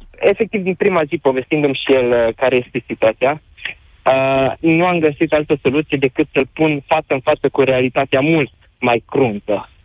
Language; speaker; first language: Romanian; native; Romanian